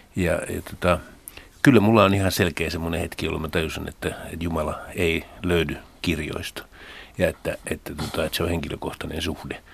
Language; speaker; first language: Finnish; native; Finnish